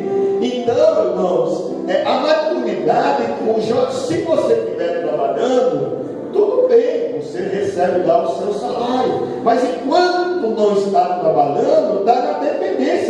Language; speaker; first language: Portuguese; native; Portuguese